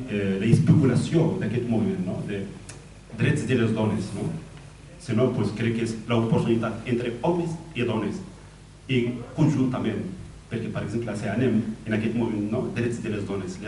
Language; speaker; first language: Catalan; non-native, learner; Spanish